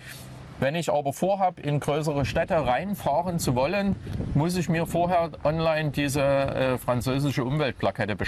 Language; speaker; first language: German; native; German